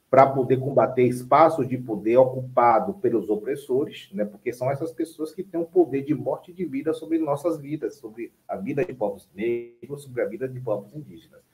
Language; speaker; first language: Portuguese; native; Portuguese